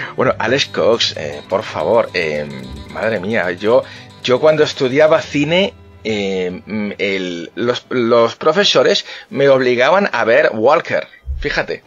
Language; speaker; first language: Spanish; native; Spanish